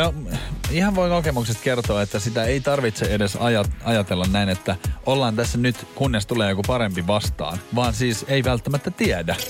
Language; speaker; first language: Finnish; native; Finnish